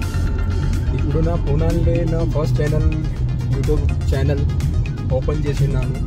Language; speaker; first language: Telugu; non-native, local second language; Kannada